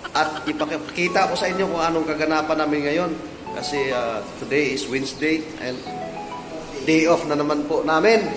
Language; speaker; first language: Filipino; non-native, local second language; Cebuano